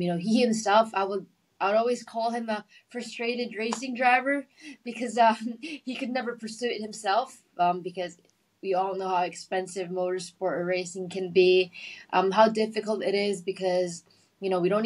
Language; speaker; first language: English; non-native, local second language; Filipino